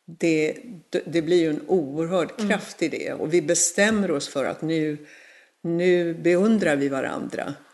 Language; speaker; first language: Swedish; native; Swedish